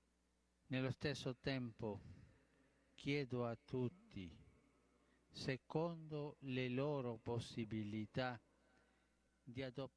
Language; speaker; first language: Italian; non-native, fluent; Spanish